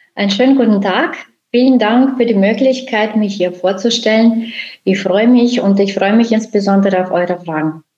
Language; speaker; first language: German; early bilingual, other home language; Russian